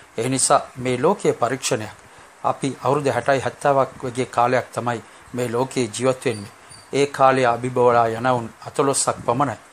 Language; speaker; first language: Sinhala; non-native, local second language; Tamil